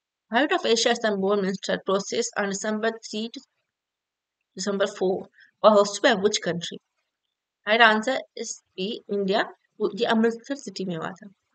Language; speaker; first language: English; non-native, local second language; Urdu